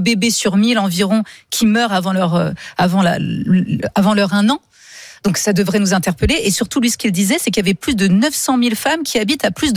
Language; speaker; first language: French; native; French